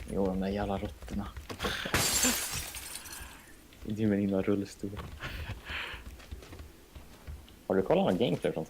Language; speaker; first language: Swedish; native; Swedish